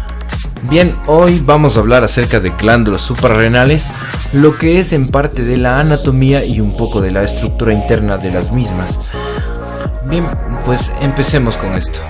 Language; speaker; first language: Spanish; native; Spanish